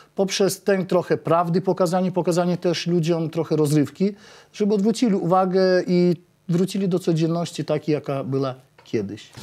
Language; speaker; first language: Polish; native; Polish